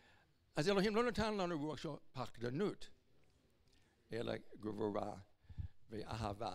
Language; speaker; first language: Hebrew; non-native, fluent; English